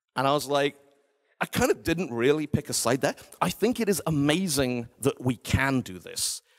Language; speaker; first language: English; native; English